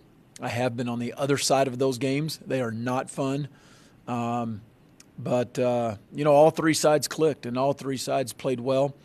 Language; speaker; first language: English; native; English